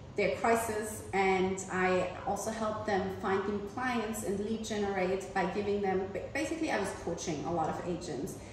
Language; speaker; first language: English; non-native, fluent; German